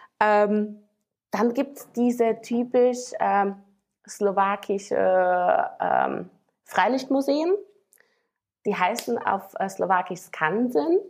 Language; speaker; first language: German; non-native, fluent; Slovak